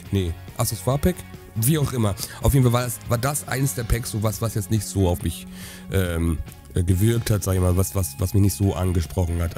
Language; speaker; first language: German; native; German